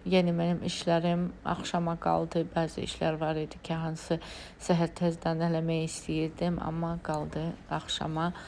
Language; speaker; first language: Azerbaijani; non-native, fluent; Lezghian